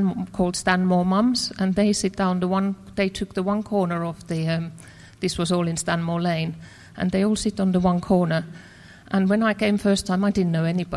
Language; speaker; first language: English; non-native, fluent; Finnish